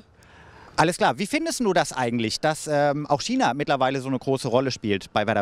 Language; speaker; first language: German; native; German